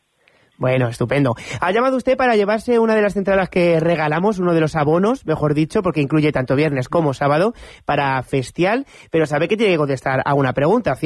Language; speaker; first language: Spanish; native; Spanish